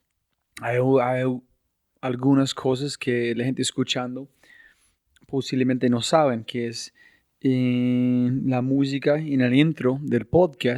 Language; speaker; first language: Spanish; non-native, fluent; English